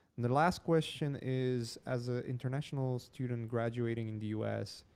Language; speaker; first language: English; non-native, fluent; Polish